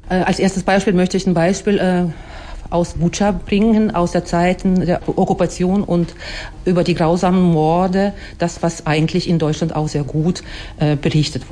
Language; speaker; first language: German; non-native, fluent; Ukrainian